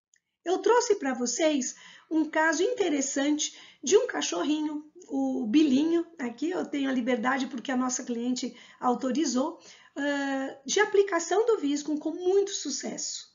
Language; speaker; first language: Portuguese; native; Portuguese